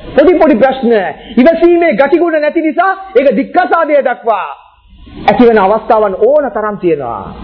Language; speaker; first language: Sinhala; non-native, local second language; Tamil